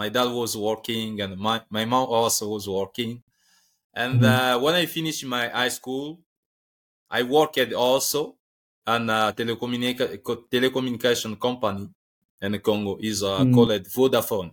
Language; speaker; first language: English; non-native, learner; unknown